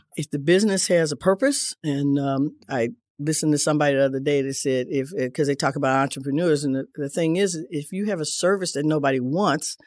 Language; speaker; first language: English; native; English